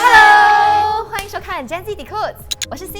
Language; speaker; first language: Chinese; native; Chinese